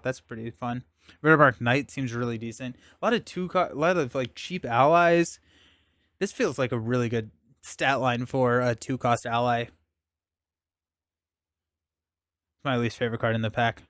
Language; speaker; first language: English; native; English